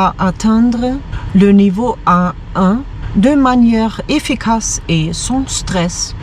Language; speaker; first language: French; non-native, fluent; German